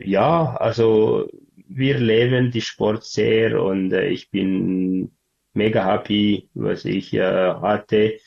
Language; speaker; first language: German; non-native, learner; Tigrinya